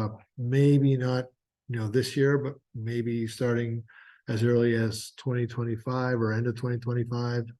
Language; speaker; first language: English; native; English